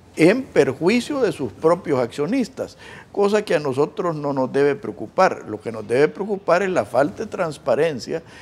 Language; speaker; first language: Spanish; native; Spanish